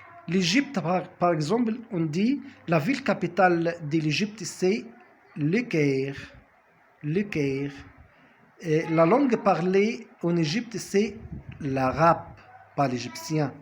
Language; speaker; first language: French; non-native, fluent; Arabic